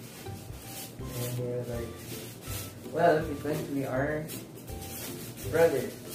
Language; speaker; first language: English; non-native, local second language; Filipino